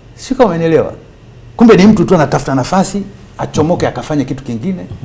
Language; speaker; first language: Swahili; native; Swahili